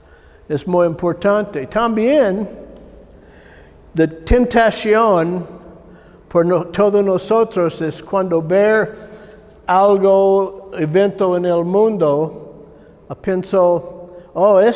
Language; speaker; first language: Spanish; non-native, learner; English